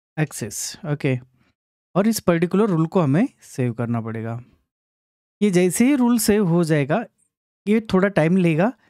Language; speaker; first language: Hindi; non-native, local second language; Marathi